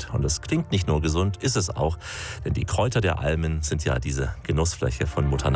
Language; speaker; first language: German; native; German